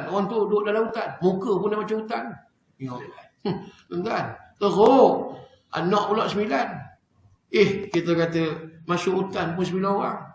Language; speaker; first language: Malay; native; Malay